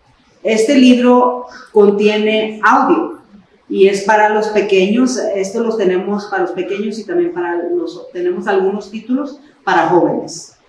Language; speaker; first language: Spanish; early bilingual, other home language; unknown